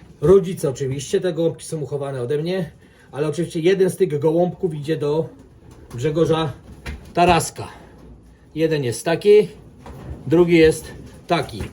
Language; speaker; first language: Polish; native; Polish